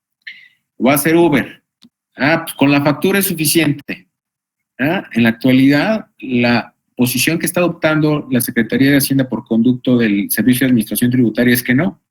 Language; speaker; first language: Spanish; native; Spanish